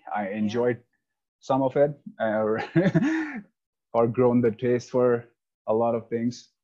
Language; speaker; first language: English; non-native, local second language; Hindi